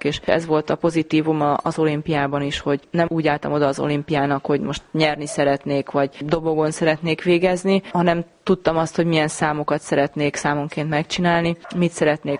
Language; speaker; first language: Hungarian; native; Hungarian